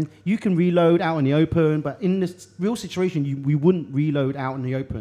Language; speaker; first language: English; early bilingual, other home language; Cantonese